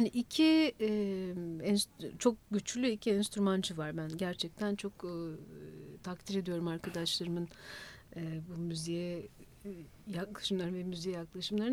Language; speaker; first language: Turkish; native; Turkish